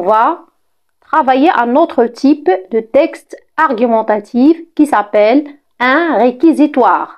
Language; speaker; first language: French; non-native, local second language; Arabic